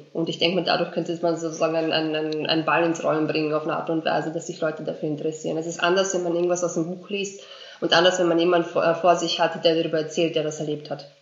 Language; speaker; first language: German; early bilingual, other home language; Bosnian